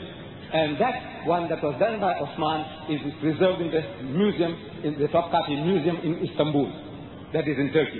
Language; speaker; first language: English; early bilingual, other home language; Gujarati